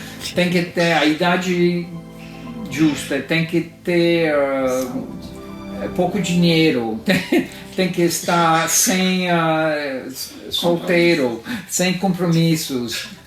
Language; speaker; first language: Portuguese; non-native, fluent; Italian